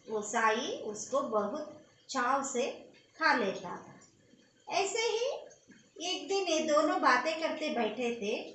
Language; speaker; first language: Hindi; non-native, local second language; Kannada